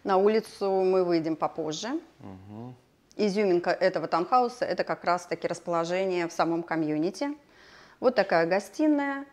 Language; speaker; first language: Russian; native; Russian